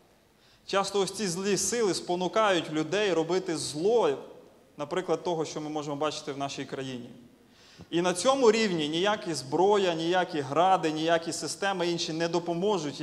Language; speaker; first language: Ukrainian; native; Ukrainian